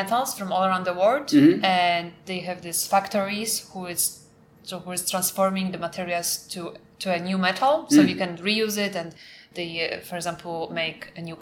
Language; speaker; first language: English; non-native, fluent; Polish